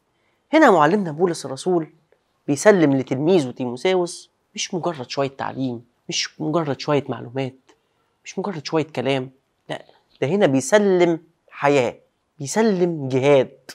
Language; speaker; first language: Arabic; native; Arabic